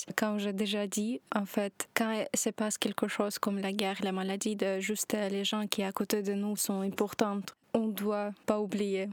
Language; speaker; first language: French; non-native, learner; Ukrainian